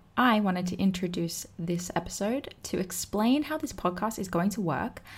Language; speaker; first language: English; native; English